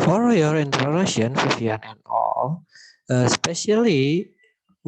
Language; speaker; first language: English; non-native, learner; Indonesian